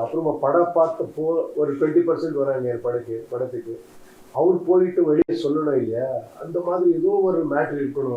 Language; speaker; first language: Tamil; non-native, learner; Kannada